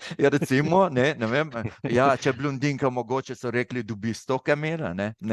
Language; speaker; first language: Slovenian; non-native, fluent; Arabic